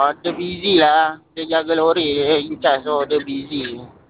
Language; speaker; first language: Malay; non-native, local second language; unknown